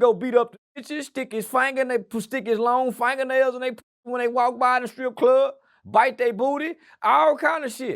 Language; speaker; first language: English; native; English